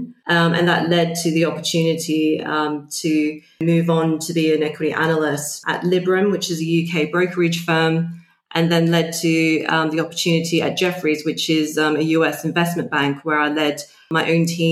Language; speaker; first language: English; native; English